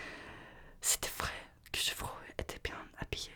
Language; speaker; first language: French; non-native, learner; Russian